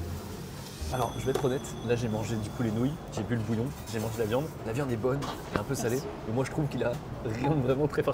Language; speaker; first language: French; native; French